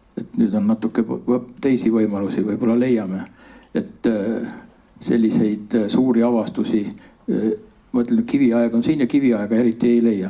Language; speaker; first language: Estonian; native; Estonian